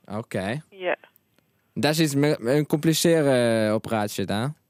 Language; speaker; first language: Dutch; non-native, learner; Norwegian